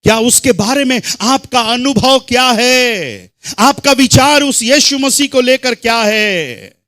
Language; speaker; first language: Hindi; non-native, local second language; Telugu